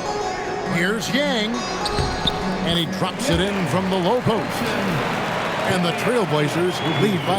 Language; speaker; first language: English; native; English